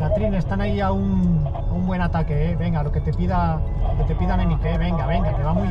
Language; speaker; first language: Spanish; native; Spanish